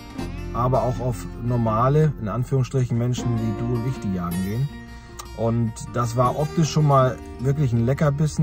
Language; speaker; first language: German; native; German